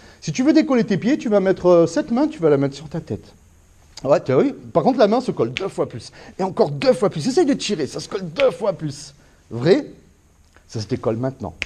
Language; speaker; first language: French; native; French